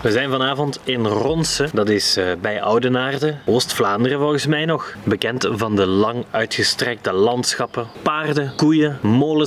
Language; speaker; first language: Dutch; native; Dutch